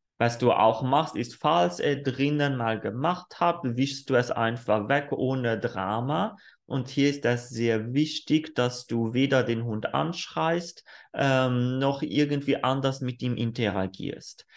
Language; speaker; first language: German; non-native, fluent; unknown